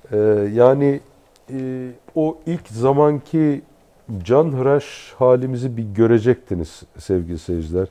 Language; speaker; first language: Turkish; native; Turkish